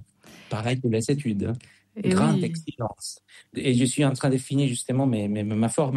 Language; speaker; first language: French; non-native, fluent; Spanish